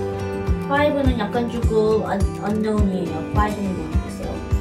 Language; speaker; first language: Korean; early bilingual, heritage; English